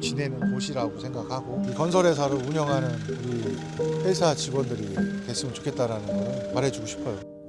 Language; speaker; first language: Korean; native; Korean